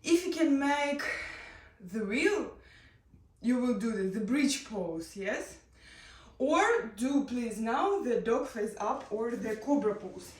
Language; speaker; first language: English; non-native, learner; Ukrainian